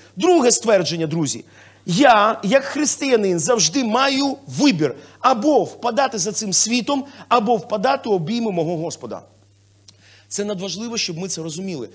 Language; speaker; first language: Ukrainian; non-native, local second language; Russian